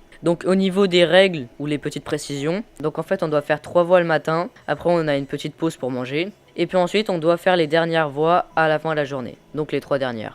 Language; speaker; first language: French; native; French